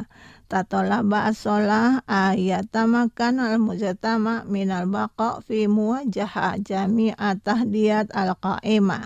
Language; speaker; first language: Arabic; non-native, fluent; Indonesian